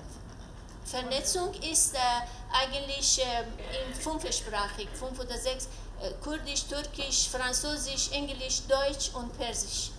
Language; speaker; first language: German; non-native, learner; Persian